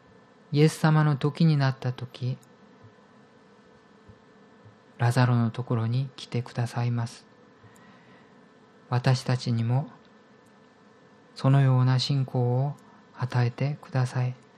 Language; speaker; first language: Japanese; non-native, fluent; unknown